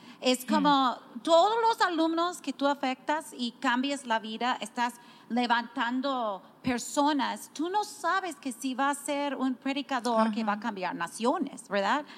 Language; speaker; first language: Spanish; non-native, fluent; English